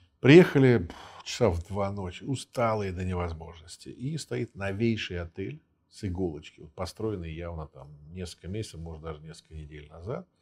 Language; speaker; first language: Russian; early bilingual, heritage; Russian